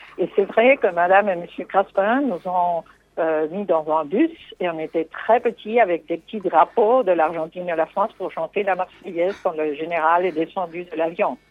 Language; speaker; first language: French; non-native, fluent; Spanish